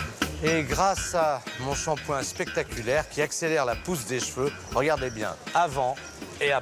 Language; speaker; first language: French; native; French